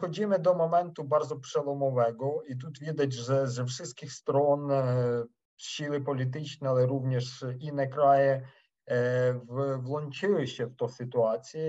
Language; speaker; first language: Polish; non-native, fluent; Ukrainian